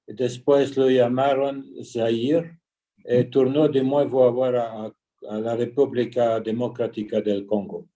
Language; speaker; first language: Spanish; early bilingual, heritage; Ladino